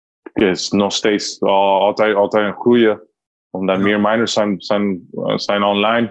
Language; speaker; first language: Dutch; non-native, learner; Spanish